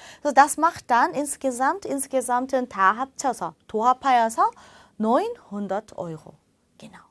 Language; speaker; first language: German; non-native, fluent; Korean